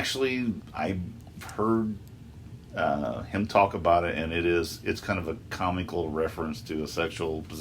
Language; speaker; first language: English; native; English